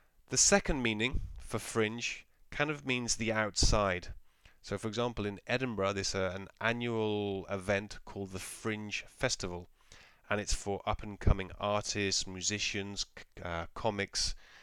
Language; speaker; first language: English; native; English